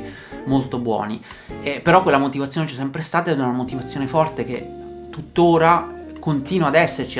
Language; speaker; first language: Italian; native; Italian